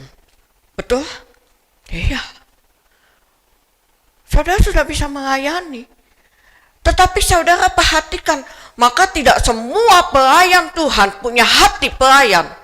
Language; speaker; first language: Indonesian; native; Indonesian